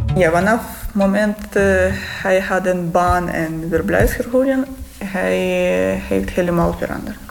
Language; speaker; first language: Dutch; non-native, learner; Russian